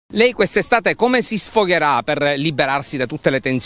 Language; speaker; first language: Italian; native; Italian